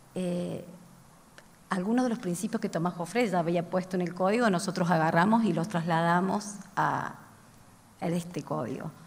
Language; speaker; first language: Spanish; native; Spanish